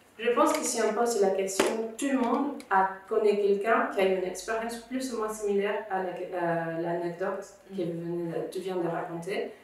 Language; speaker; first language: French; non-native, fluent; Spanish